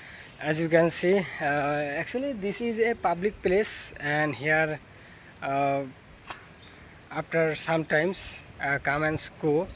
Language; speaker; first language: English; non-native, learner; Bangla